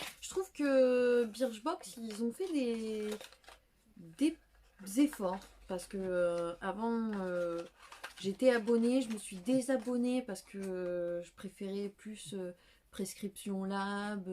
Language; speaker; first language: French; native; French